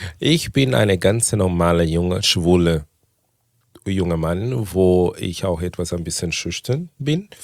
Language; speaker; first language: German; non-native, fluent; Portuguese